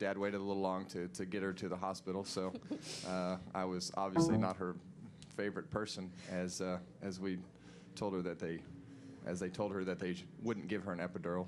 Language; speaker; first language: English; native; English